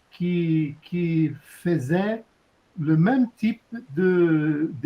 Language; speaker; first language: French; non-native, fluent; Portuguese